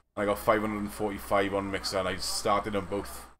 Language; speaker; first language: English; native; English